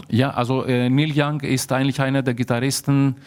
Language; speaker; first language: German; early bilingual, heritage; German